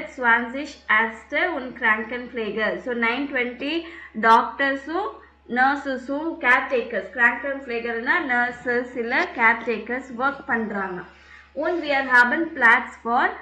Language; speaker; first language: German; non-native, fluent; Tamil